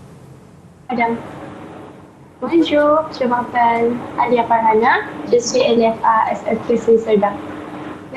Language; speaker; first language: French; non-native, learner; Malay